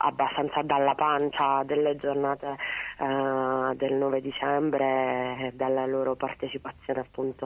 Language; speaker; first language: Italian; native; Italian